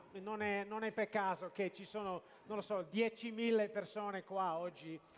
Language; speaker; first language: Italian; non-native, fluent; Japanese